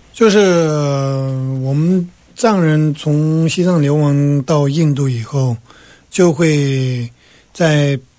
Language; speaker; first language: Chinese; non-native, local second language; Tibetan